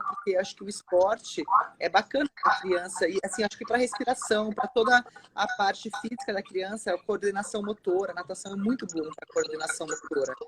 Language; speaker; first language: Portuguese; native; Portuguese